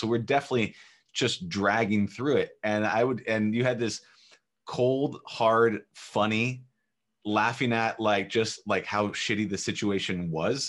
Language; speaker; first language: English; native; English